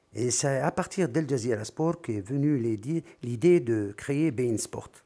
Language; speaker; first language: French; non-native, local second language; Arabic